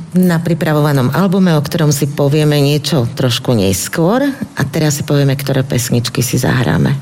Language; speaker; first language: Slovak; native; Slovak